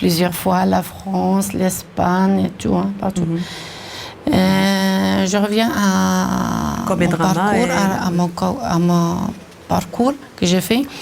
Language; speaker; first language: French; non-native, local second language; Arabic